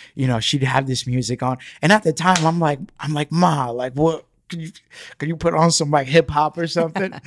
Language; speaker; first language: English; early bilingual, other home language; Spanish